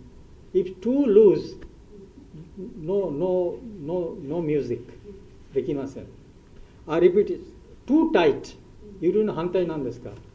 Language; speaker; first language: Japanese; non-native, learner; Bangla